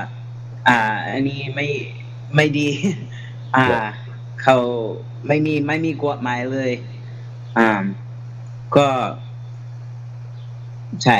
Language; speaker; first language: Thai; non-native, learner; English